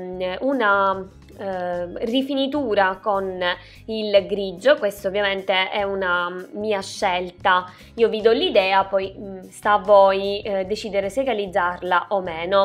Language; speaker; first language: Italian; native; Italian